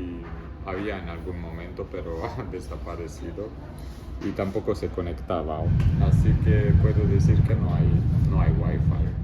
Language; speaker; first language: Spanish; non-native, fluent; German